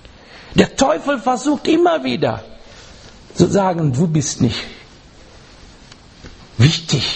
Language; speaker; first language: German; non-native, fluent; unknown